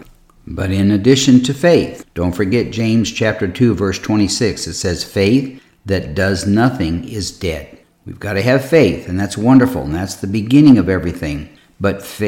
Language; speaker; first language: English; native; English